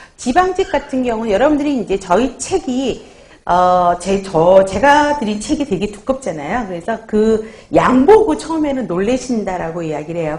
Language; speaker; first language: Korean; native; Korean